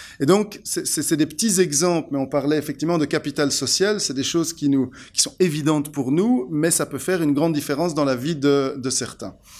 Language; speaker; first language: French; native; French